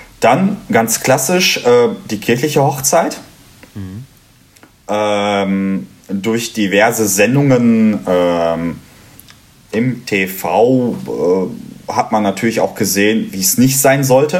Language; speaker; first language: German; native; German